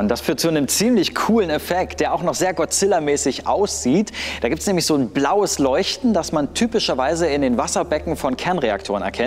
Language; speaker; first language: German; native; German